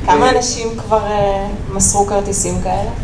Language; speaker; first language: Hebrew; native; Hebrew